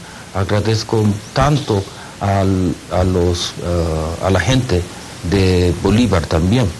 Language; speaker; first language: Spanish; non-native, learner; Japanese